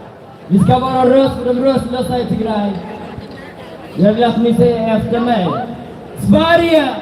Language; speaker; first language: Swedish; early bilingual, other home language; Tigrinya